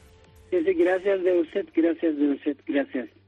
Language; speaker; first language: Spanish; non-native, learner; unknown